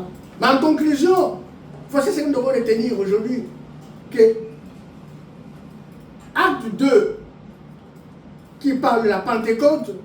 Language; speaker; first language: French; non-native, local second language; Lingala